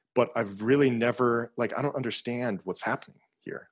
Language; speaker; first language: English; native; English